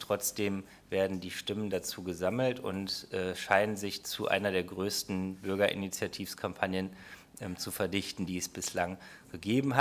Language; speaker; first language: German; native; German